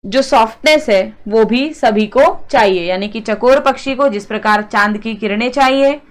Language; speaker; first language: Hindi; non-native, local second language; Marathi